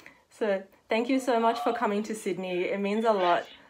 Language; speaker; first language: English; native; English